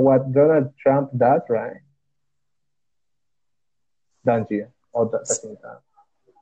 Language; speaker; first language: English; non-native, learner; Spanish